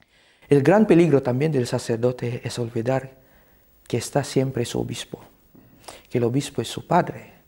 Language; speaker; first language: Spanish; non-native, fluent; Cebuano